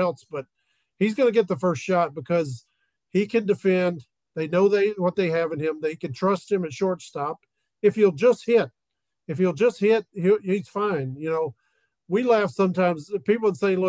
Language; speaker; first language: English; native; English